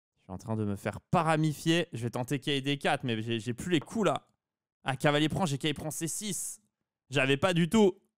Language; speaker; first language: French; native; French